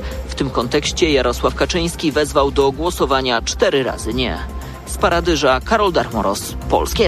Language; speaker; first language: Polish; native; Polish